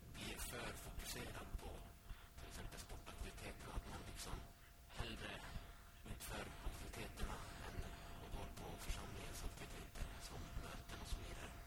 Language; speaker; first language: Swedish; early bilingual, other home language; Finnish